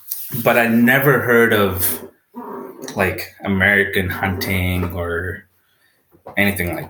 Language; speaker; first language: English; non-native, local second language; Punjabi